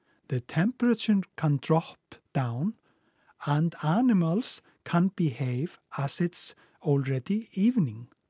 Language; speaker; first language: English; non-native, fluent; Icelandic